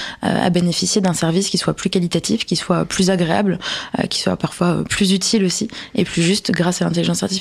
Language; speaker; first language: French; native; French